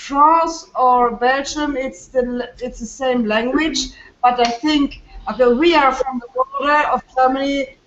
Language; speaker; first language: English; non-native, learner; French